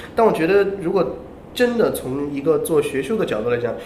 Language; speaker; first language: Chinese; native; Chinese